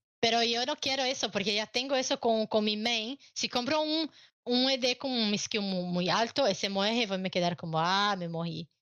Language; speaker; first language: Spanish; non-native, learner; Portuguese